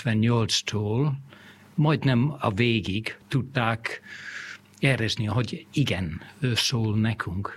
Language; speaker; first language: Hungarian; non-native, fluent; English